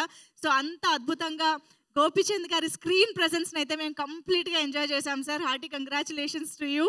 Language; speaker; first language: Telugu; native; Telugu